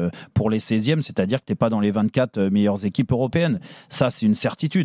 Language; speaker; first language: French; native; French